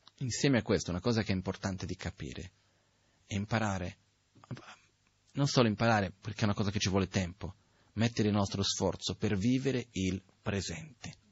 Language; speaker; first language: Italian; non-native, fluent; Portuguese